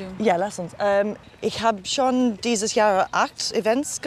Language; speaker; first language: German; non-native, learner; English